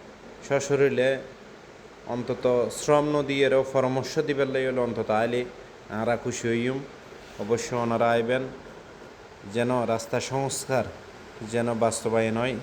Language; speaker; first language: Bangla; non-native, local second language; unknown